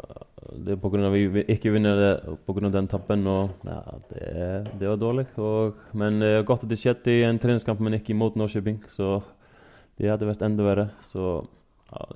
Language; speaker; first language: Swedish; non-native, fluent; Icelandic